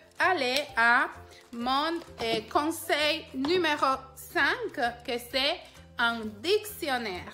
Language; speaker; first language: French; non-native, fluent; Spanish